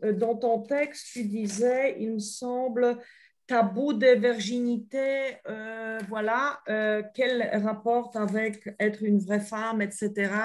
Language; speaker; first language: French; non-native, fluent; Polish